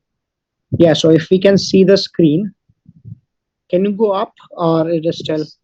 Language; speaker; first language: English; non-native, local second language; Gujarati